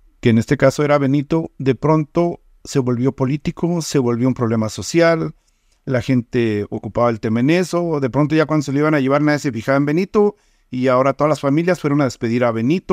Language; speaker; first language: Spanish; native; Spanish